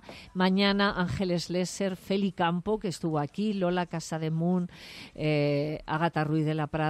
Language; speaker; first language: Spanish; native; Spanish